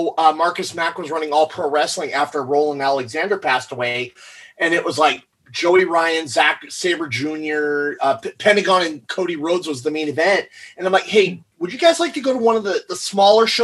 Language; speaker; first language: English; native; English